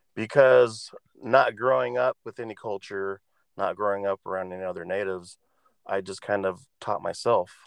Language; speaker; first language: English; native; English